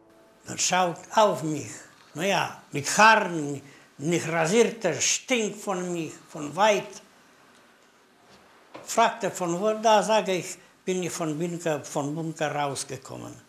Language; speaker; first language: German; non-native, learner; Polish